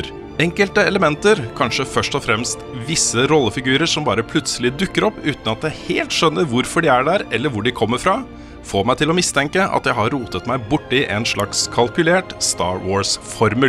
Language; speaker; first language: Norwegian; native; Norwegian